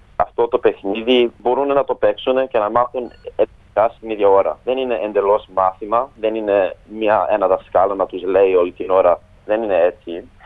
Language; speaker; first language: Greek; early bilingual, heritage; Greek